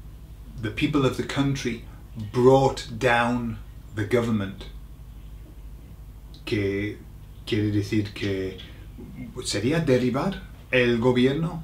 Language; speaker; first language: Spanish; non-native, fluent; English